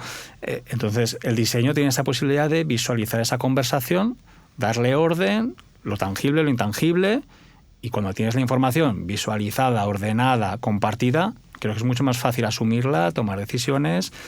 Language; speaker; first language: Spanish; native; Spanish